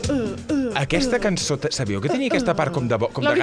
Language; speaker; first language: Catalan; native; Catalan